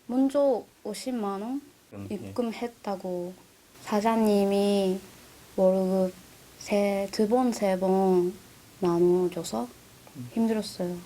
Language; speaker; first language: Korean; non-native, learner; Japanese